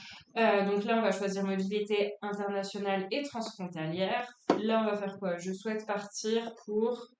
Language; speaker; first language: French; native; French